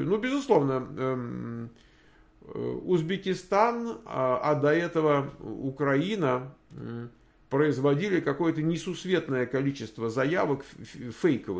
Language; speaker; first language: Russian; native; Russian